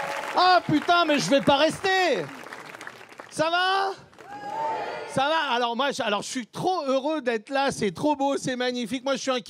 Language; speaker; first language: French; native; French